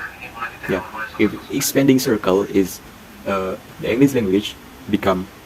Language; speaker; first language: English; non-native, learner; Indonesian